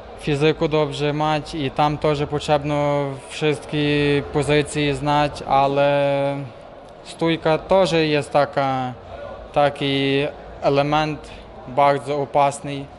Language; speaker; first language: Polish; non-native, learner; Ukrainian